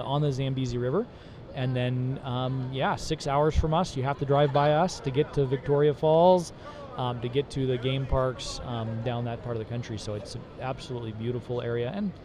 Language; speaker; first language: English; native; English